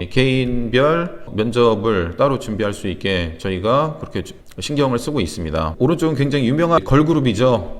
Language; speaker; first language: Korean; native; Korean